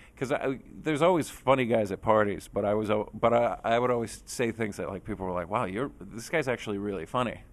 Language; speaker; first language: English; native; English